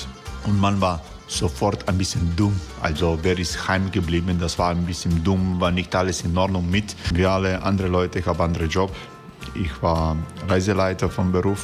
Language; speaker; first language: German; non-native, fluent; Croatian